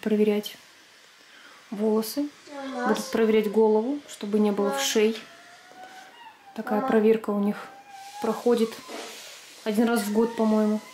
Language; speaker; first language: Russian; native; Russian